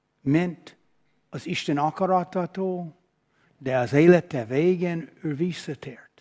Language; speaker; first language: Hungarian; non-native, fluent; English